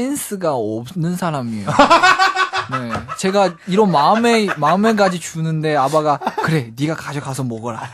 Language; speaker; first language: Korean; non-native, learner; Chinese